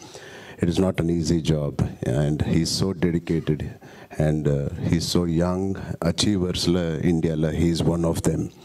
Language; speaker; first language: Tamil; non-native, local second language; Telugu